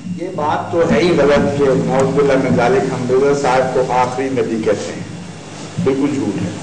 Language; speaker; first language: Urdu; native; Urdu